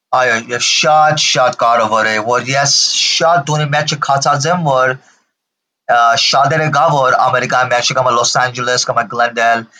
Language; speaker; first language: Armenian; early bilingual, heritage; Armenian